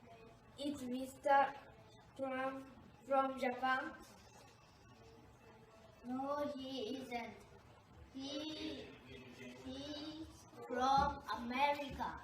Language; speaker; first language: English; non-native, learner; Japanese